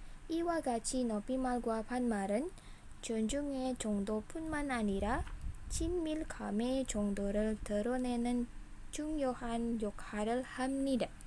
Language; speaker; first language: Korean; non-native, fluent; Indonesian